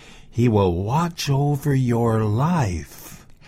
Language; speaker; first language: English; native; English